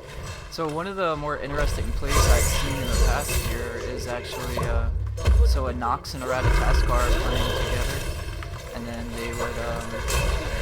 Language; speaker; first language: English; native; English